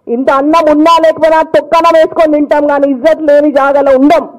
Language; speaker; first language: Telugu; native; Telugu